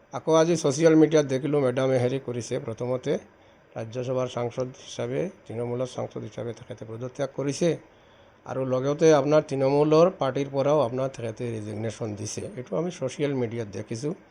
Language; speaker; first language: Assamese; non-native, local second language; Sylheti